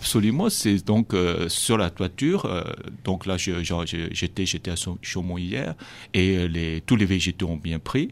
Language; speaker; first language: French; non-native, fluent; Chinese